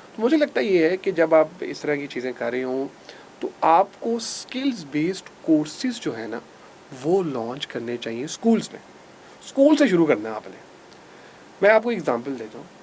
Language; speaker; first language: Urdu; non-native, local second language; Punjabi